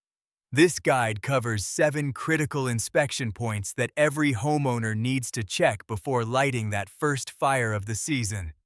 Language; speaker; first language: English; native; English